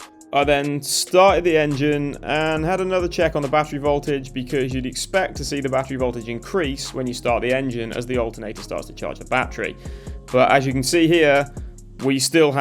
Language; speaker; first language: English; native; English